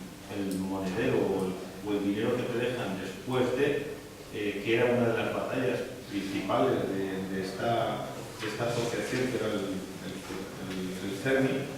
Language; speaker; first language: Spanish; native; Spanish